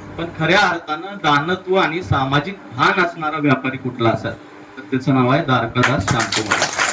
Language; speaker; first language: Marathi; native; Marathi